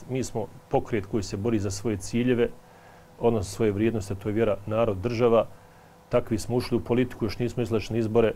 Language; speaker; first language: Bosnian; native; Bosnian